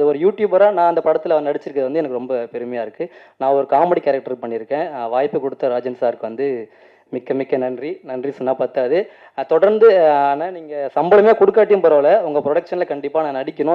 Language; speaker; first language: Tamil; native; Tamil